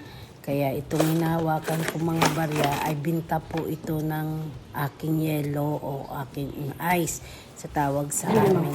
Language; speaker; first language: Filipino; non-native, local second language; Cebuano